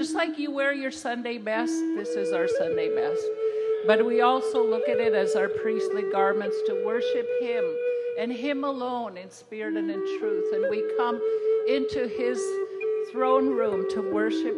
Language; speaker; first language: English; non-native, fluent; Cree